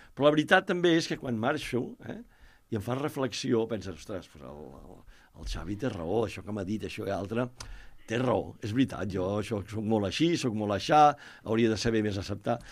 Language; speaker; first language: Catalan; native; Catalan